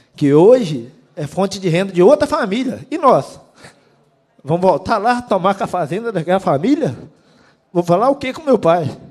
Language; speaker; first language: Portuguese; native; Portuguese